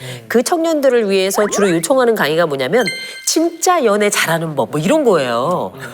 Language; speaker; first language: Korean; native; Korean